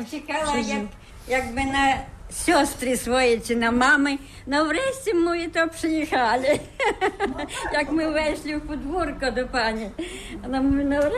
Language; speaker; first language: Polish; early bilingual, heritage; Polish